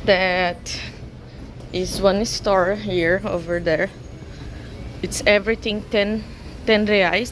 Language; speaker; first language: English; non-native, learner; Portuguese